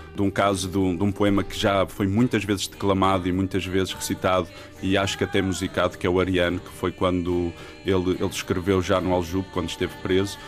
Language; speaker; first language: Portuguese; native; Portuguese